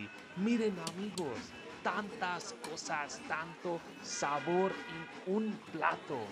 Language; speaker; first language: Spanish; non-native, fluent; Hindi